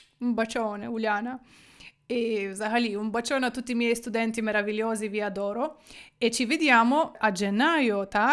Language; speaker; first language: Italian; non-native, fluent; Ukrainian